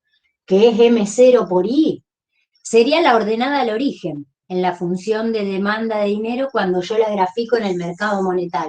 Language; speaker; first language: Spanish; native; Spanish